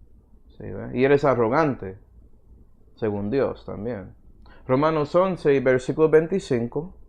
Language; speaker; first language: Spanish; early bilingual, heritage; Spanish